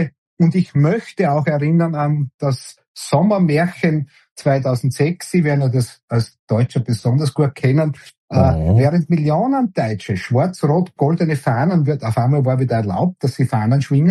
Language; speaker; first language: German; native; German